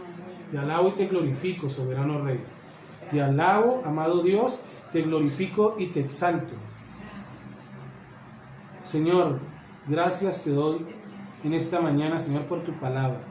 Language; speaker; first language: Spanish; native; Spanish